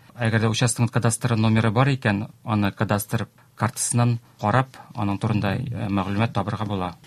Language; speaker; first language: Tatar; native; Tatar